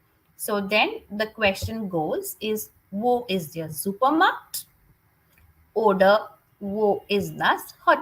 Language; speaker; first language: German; non-native, fluent; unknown